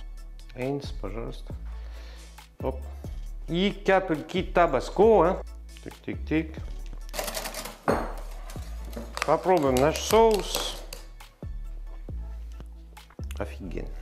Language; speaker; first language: Russian; non-native, learner; French